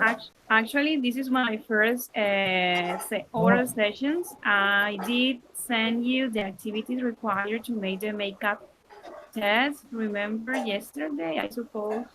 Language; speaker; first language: English; non-native, learner; Spanish